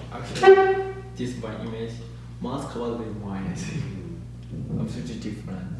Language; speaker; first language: English; non-native, learner; Japanese